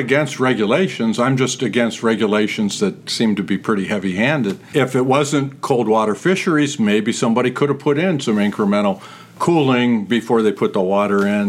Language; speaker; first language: English; native; English